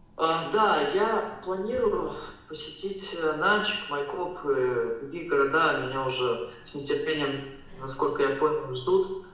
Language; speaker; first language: Russian; native; Russian